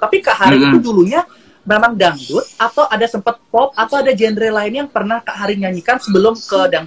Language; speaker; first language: Indonesian; native; Indonesian